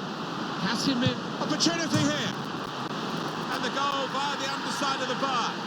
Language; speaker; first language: English; native; English